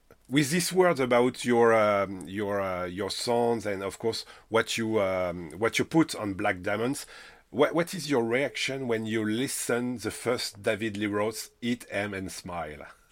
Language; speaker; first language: English; non-native, learner; French